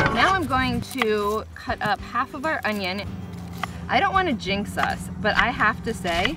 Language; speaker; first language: English; native; English